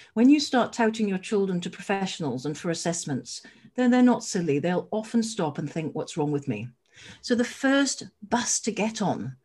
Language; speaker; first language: English; native; English